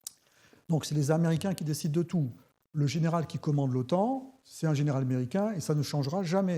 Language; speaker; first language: French; native; French